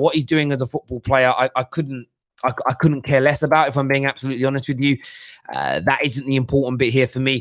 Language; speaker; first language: English; native; English